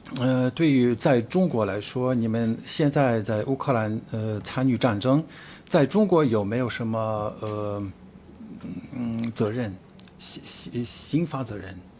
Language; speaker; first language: Chinese; non-native, fluent; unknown